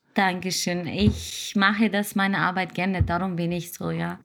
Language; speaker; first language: German; non-native, learner; Turkish